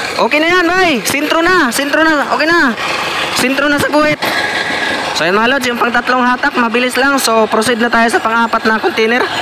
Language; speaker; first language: Filipino; non-native, local second language; Cebuano